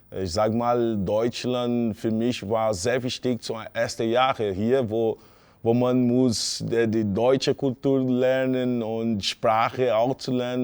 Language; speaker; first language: German; non-native, fluent; Portuguese